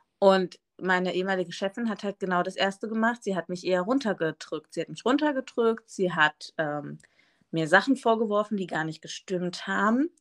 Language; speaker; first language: German; early bilingual, other home language; Spanish